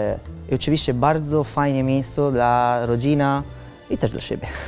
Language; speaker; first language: Polish; non-native, learner; Italian